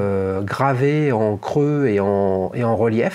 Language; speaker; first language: French; native; French